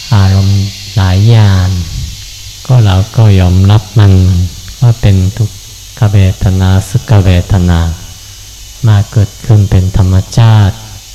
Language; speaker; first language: Thai; non-native, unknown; Japanese